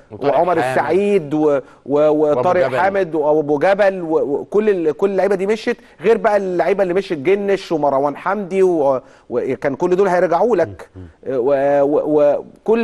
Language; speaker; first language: Arabic; native; Arabic